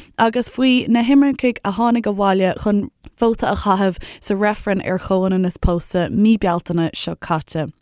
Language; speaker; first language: Irish; non-native, local second language; English